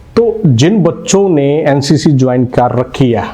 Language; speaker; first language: Hindi; non-native, local second language; Punjabi